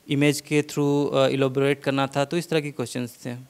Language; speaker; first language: Hindi; native; Hindi